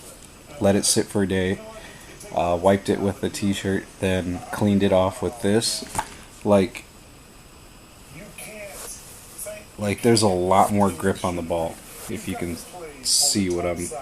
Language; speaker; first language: English; native; English